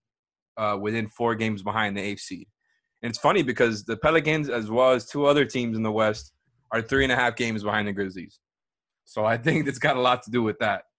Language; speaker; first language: English; native; English